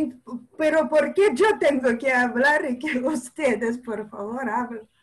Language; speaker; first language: Spanish; non-native, fluent; Russian